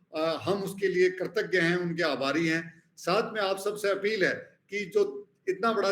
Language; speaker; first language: Hindi; native; Hindi